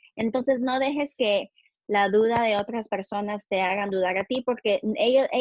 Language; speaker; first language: Spanish; early bilingual, heritage; Spanish